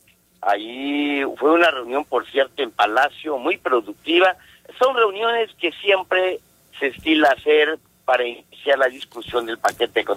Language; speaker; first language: Spanish; native; Spanish